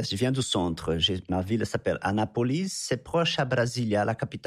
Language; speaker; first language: French; non-native, fluent; Portuguese